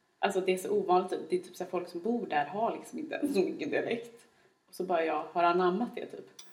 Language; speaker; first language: Swedish; native; Swedish